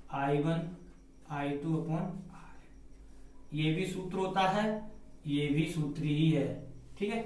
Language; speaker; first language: Hindi; native; Hindi